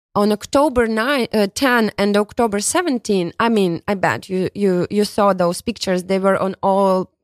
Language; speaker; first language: English; non-native, fluent; Ukrainian